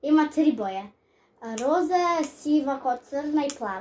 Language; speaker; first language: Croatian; early bilingual, heritage; Croatian